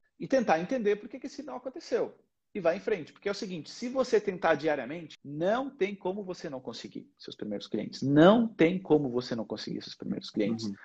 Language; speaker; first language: Portuguese; native; Portuguese